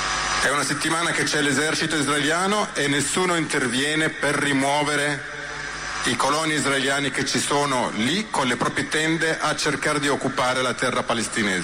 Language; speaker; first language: Italian; native; Italian